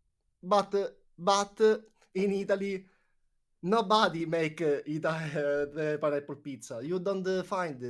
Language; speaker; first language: English; non-native, learner; Italian